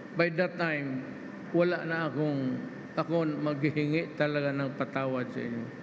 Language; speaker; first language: Filipino; non-native, local second language; Cebuano